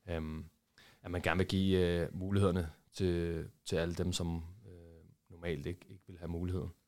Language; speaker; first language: Danish; early bilingual, other home language; Portuguese